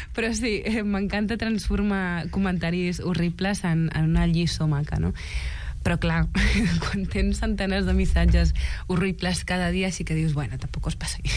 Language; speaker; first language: Catalan; early bilingual, other home language; Arabic